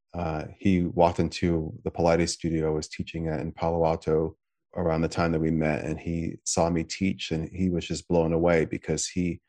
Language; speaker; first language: English; native; English